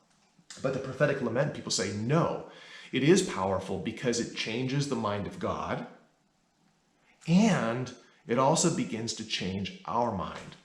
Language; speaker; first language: English; native; English